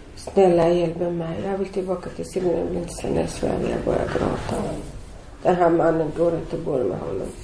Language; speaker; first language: Swedish; non-native, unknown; Arabic